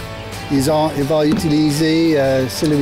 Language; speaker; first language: French; non-native, local second language; English